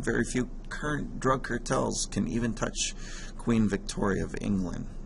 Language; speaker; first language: English; native; English